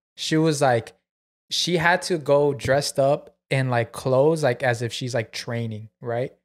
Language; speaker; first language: English; early bilingual, other home language; Spanish